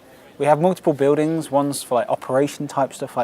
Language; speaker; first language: English; native; English